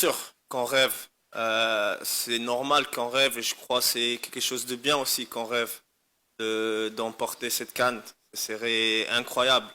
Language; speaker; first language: French; non-native, fluent; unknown